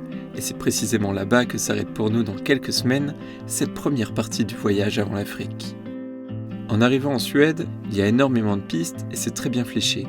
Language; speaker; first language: French; native; French